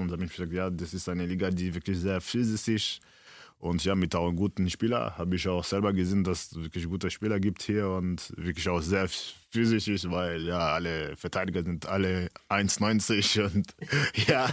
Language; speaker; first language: German; early bilingual, other home language; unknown